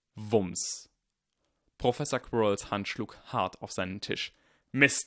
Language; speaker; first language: German; native; German